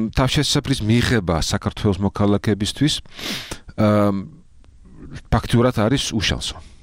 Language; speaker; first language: Georgian; non-native, fluent; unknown